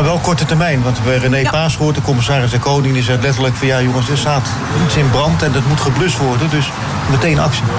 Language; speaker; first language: Dutch; native; Dutch